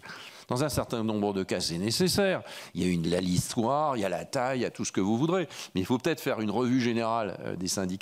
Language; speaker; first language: French; native; French